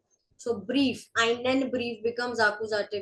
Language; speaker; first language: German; non-native, fluent; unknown